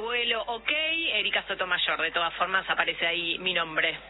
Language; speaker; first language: Spanish; native; Spanish